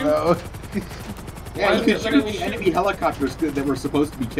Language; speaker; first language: English; native; English